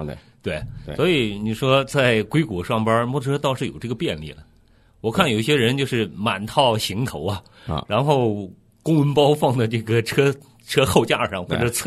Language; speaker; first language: Chinese; native; Chinese